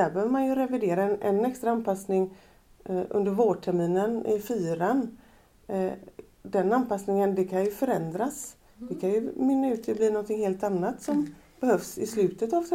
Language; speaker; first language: Swedish; native; Swedish